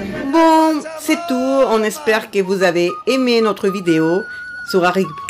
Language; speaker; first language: French; non-native, fluent; Spanish